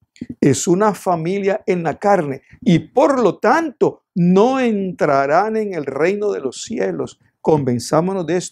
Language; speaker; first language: Spanish; native; Spanish